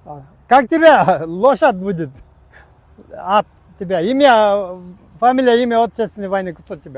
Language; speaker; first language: Russian; non-native, local second language; Kyrgyz